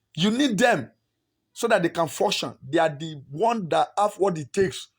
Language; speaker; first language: English; non-native, local second language; Yoruba